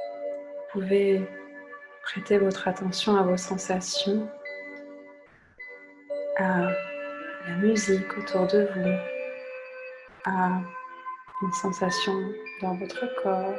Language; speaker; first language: French; native; French